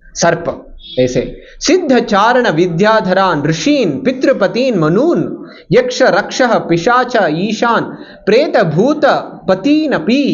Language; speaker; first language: Hindi; non-native, local second language; Kannada